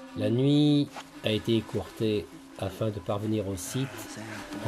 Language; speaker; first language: French; native; French